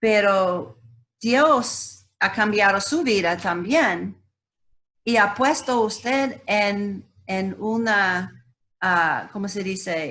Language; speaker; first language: Spanish; non-native, learner; English